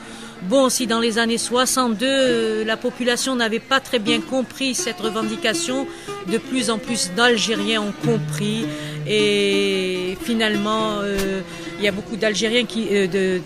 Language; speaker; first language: French; non-native, local second language; Kabyle